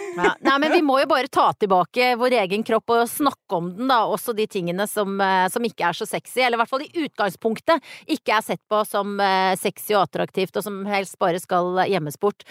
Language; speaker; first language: Norwegian; native; Norwegian